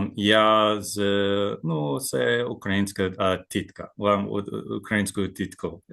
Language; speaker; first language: Ukrainian; non-native, learner; English